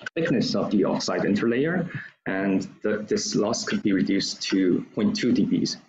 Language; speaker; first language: English; non-native, fluent; Korean